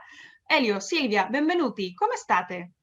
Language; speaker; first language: Italian; early bilingual, heritage; Spanish